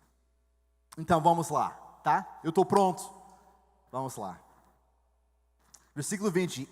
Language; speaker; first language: Portuguese; non-native, fluent; English